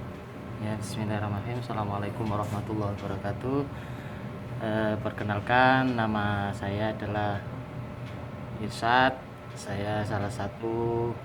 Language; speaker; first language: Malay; non-native, local second language; Javanese